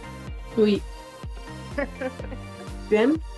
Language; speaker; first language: French; non-native, learner; Italian